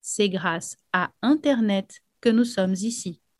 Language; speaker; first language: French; non-native, fluent; Portuguese